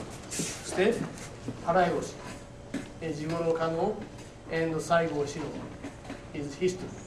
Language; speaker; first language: English; non-native, learner; Japanese